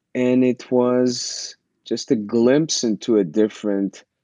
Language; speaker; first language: English; early bilingual, other home language; Russian